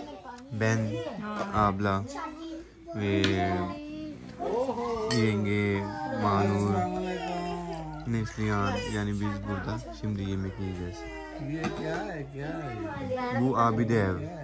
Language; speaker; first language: Turkish; non-native, learner; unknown